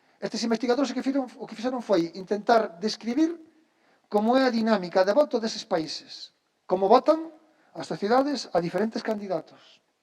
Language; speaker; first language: Galician; native; Galician